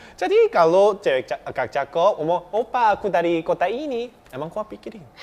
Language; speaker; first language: Indonesian; non-native, fluent; Korean